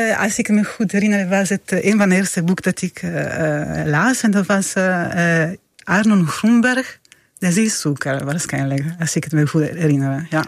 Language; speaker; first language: Dutch; non-native, fluent; Italian